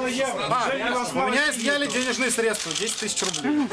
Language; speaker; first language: Russian; native; Russian